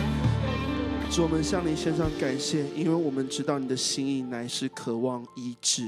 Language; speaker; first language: Chinese; native; Chinese